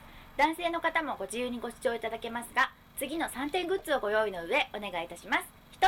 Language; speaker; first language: Japanese; native; Japanese